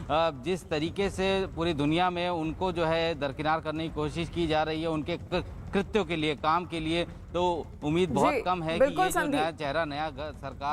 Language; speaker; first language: Hindi; native; Hindi